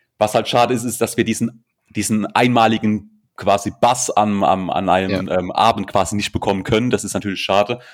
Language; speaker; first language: German; native; German